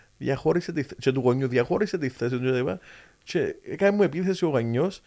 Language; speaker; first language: Greek; native; Greek